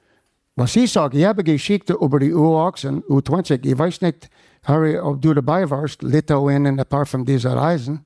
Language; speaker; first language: German; non-native, fluent; English